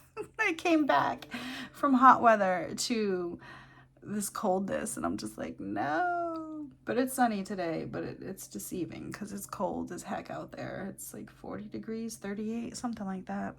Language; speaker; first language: English; native; English